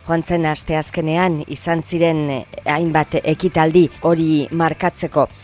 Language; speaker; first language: Basque; native; Basque